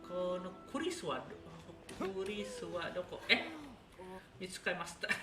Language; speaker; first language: Japanese; non-native, learner; Indonesian